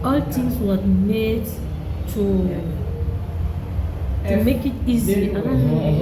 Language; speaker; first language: English; non-native, learner; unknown